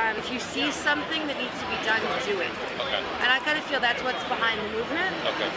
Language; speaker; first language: English; native; English